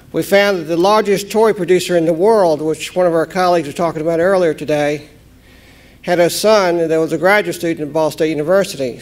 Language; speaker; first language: English; native; English